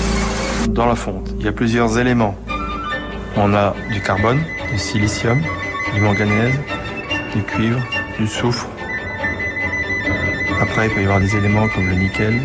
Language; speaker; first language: French; native; French